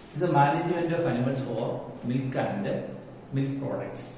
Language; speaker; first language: English; non-native, local second language; Malayalam